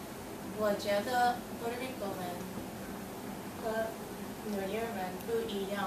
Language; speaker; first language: Chinese; non-native, learner; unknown